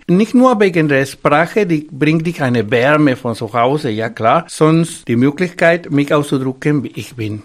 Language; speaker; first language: German; non-native, fluent; Spanish